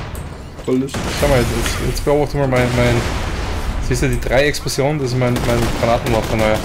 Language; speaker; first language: German; native; German